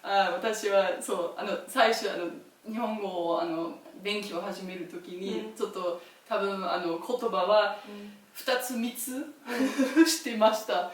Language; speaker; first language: Japanese; non-native, learner; German